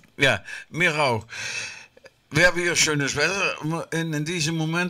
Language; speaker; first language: German; non-native, learner; Dutch